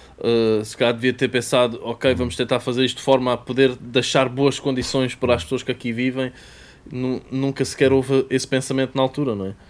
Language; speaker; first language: Portuguese; native; Portuguese